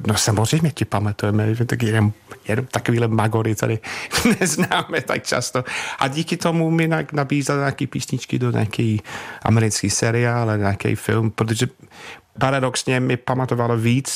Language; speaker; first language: Czech; non-native, fluent; English